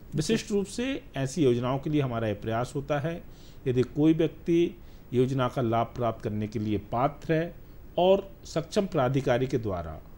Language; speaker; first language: Hindi; native; Hindi